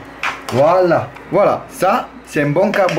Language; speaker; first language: French; non-native, learner; Italian